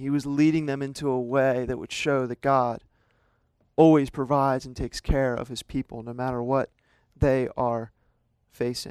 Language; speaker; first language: English; native; English